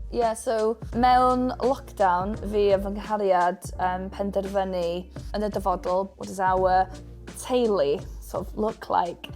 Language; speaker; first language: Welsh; non-native, local second language; English